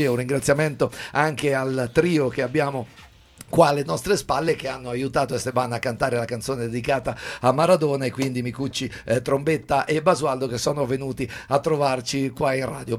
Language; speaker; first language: Italian; native; Italian